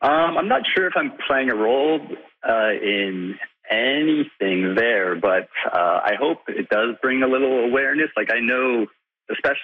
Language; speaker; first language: English; native; English